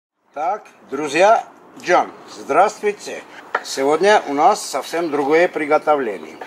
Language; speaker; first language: Russian; non-native, local second language; Armenian